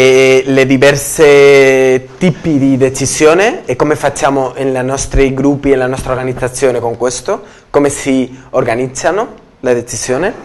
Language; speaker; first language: Italian; non-native, learner; Spanish